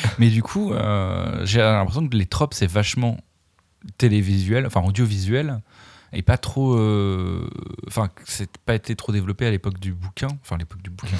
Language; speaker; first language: French; native; French